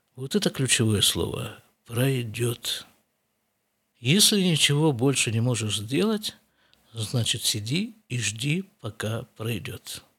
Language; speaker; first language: Russian; native; Russian